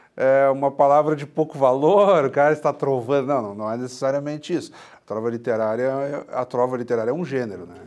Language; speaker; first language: Portuguese; native; Portuguese